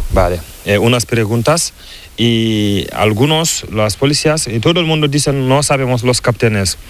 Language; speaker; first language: Spanish; non-native, learner; Fula